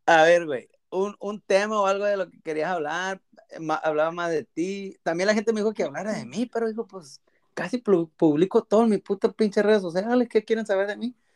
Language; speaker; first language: Spanish; early bilingual, heritage; Spanish